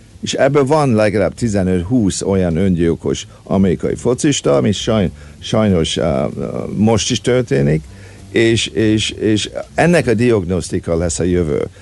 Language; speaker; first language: Hungarian; early bilingual, heritage; Hungarian